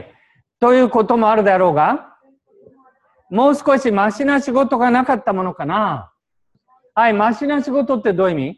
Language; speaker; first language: Japanese; native; Japanese